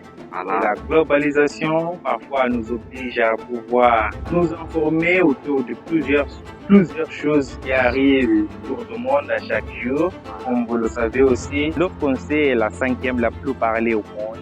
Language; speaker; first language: French; non-native, fluent; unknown